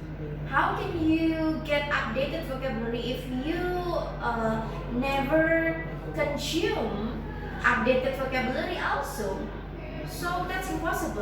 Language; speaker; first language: English; non-native, fluent; Indonesian